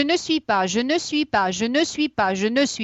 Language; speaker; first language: French; non-native, fluent; Russian